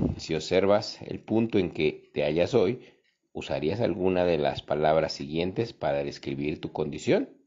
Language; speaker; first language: Spanish; native; Spanish